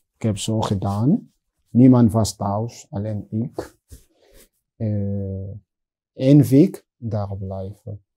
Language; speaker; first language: Dutch; non-native, learner; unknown